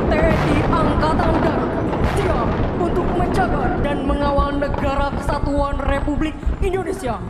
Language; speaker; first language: Indonesian; native; Indonesian